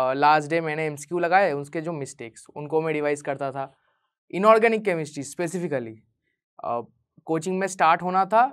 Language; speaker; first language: Hindi; non-native, local second language; Bangla